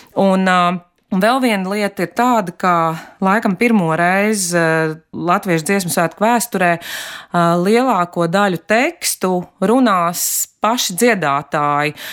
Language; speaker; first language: Latvian; native; Latvian